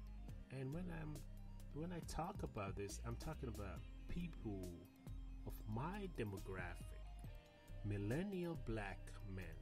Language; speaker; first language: English; non-native, local second language; Krio